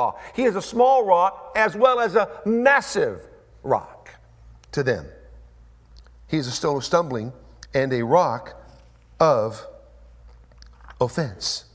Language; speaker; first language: English; native; English